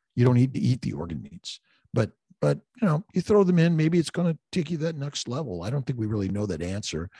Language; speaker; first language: English; native; English